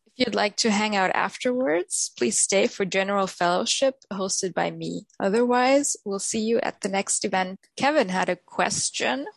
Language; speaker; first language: English; non-native, fluent; German